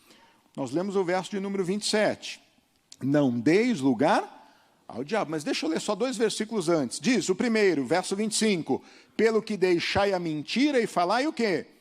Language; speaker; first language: Portuguese; native; Portuguese